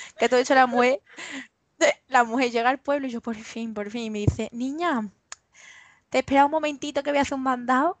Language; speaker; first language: Spanish; native; Spanish